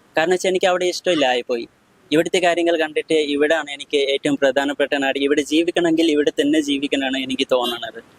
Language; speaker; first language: Malayalam; non-native, local second language; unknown